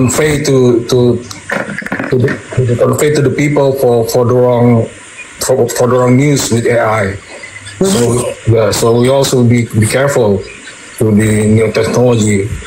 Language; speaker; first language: English; non-native, learner; Indonesian